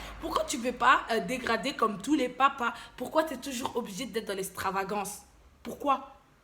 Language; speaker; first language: French; early bilingual, other home language; Lingala